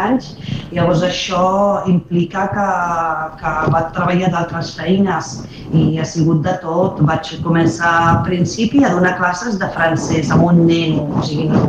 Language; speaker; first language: Catalan; non-native, fluent; Arabic